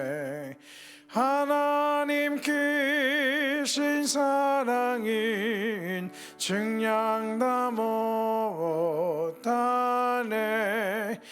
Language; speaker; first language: Korean; native; Korean